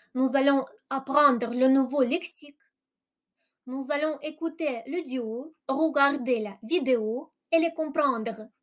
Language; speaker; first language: French; non-native, fluent; Ukrainian